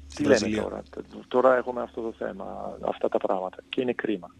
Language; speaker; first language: Greek; non-native, fluent; Italian